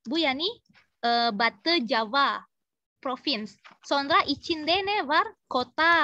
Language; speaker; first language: Turkish; non-native, fluent; Indonesian